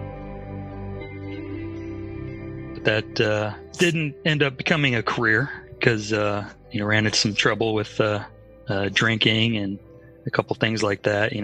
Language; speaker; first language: English; native; English